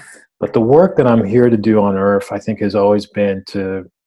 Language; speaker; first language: English; early bilingual, other home language; Spanish